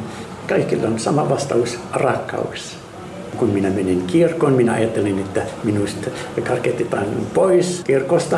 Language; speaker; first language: Finnish; non-native, fluent; Arabic